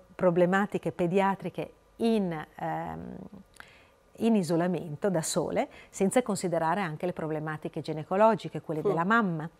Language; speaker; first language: Italian; native; Italian